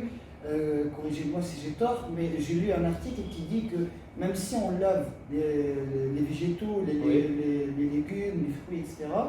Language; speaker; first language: French; native; French